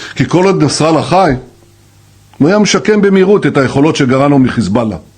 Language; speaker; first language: Hebrew; native; Hebrew